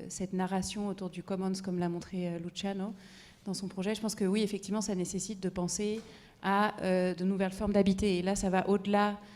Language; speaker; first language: French; native; French